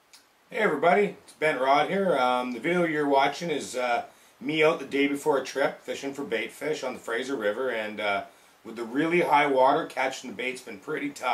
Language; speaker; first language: English; native; English